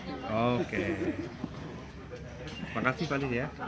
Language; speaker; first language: Indonesian; native; Indonesian